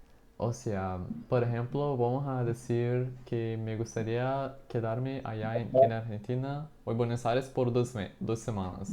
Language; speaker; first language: Spanish; non-native, fluent; Portuguese